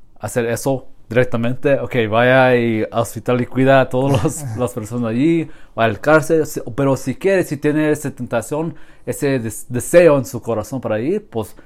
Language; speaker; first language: Spanish; non-native, learner; English